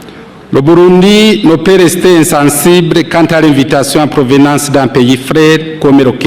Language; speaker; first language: French; non-native, local second language; Rundi